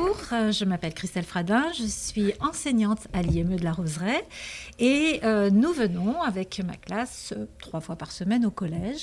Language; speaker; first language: French; native; French